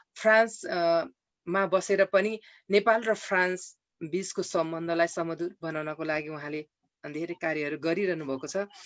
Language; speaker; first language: Nepali; native; Nepali